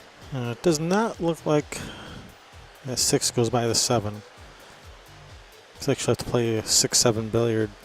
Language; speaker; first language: English; native; English